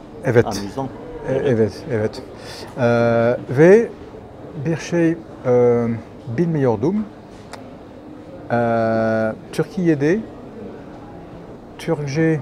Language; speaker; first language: Turkish; non-native, learner; French